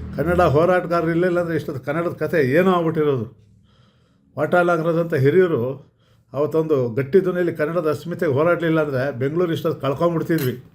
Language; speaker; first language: Kannada; native; Kannada